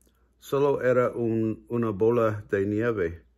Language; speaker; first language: Spanish; non-native, learner; English